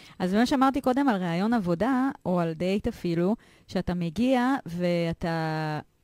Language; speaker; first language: Hebrew; native; Hebrew